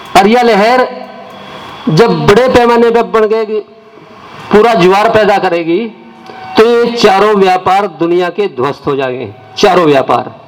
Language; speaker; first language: Hindi; native; Hindi